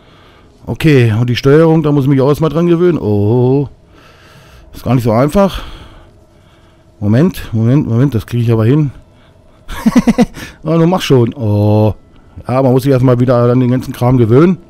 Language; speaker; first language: German; native; German